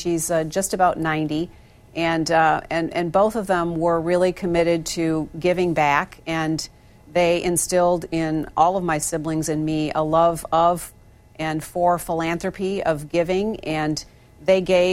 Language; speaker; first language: English; native; English